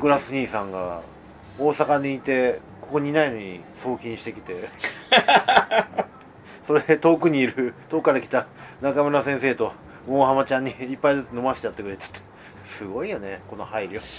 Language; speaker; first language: Japanese; native; Japanese